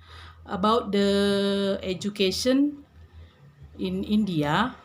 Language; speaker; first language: English; non-native, learner; Indonesian